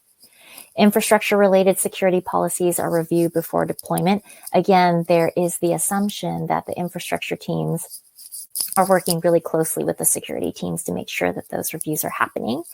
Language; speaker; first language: English; native; English